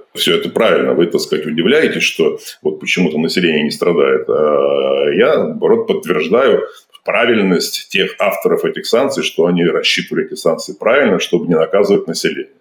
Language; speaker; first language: Russian; native; Russian